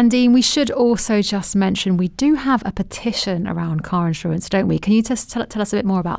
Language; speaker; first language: English; native; English